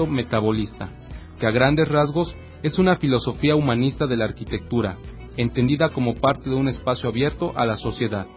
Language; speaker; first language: Spanish; native; Spanish